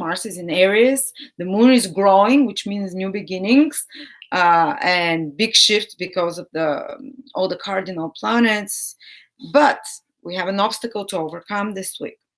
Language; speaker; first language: English; non-native, fluent; Bulgarian